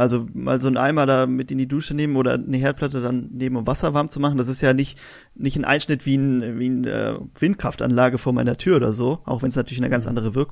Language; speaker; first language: German; native; German